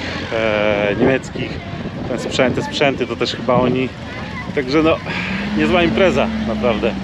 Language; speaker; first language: Polish; native; Polish